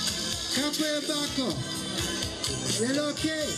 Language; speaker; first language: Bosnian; non-native, fluent; Swahili